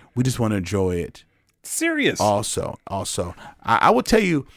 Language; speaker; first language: English; native; English